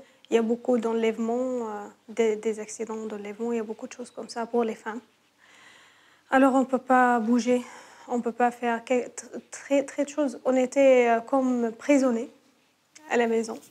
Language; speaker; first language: French; non-native, learner; Arabic